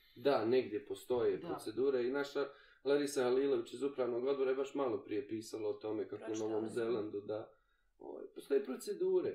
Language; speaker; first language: Bosnian; native; Bosnian